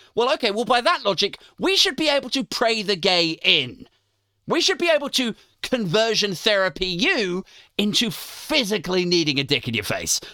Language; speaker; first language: English; native; English